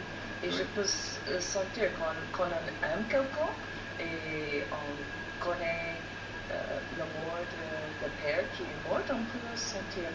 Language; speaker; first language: French; non-native, fluent; English